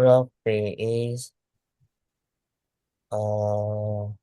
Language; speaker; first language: English; non-native, learner; Vietnamese